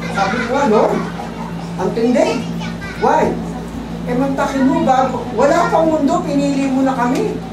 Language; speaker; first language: Filipino; native; Filipino